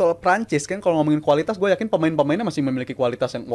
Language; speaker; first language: Indonesian; native; Indonesian